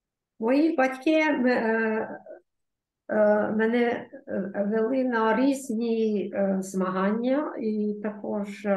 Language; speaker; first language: Ukrainian; early bilingual, heritage; Ukrainian